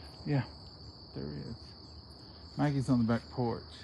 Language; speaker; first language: English; native; English